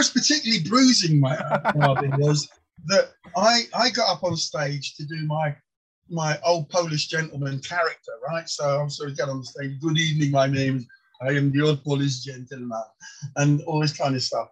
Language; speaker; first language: English; non-native, local second language; Polish